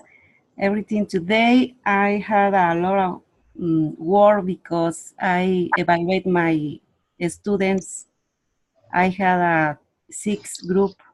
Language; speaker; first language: English; non-native, learner; Spanish